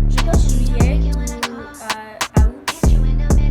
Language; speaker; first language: French; non-native, learner; English